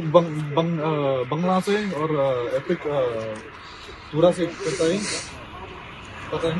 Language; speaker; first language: Hindi; non-native, local second language; Khasi